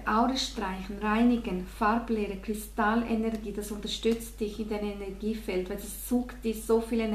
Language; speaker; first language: German; non-native, fluent; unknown